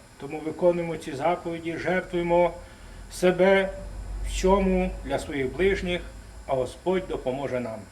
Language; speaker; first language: Ukrainian; native; Ukrainian